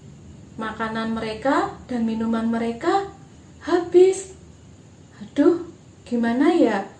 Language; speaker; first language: Indonesian; native; Indonesian